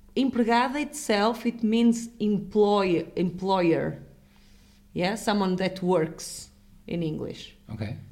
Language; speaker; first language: English; non-native, fluent; Portuguese